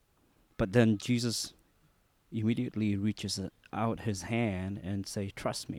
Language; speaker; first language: English; non-native, local second language; Khasi